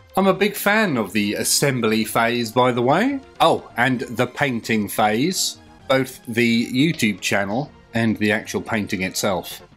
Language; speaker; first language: English; native; English